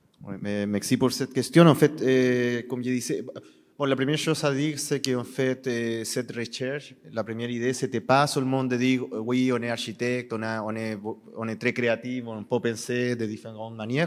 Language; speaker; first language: French; non-native, learner; Spanish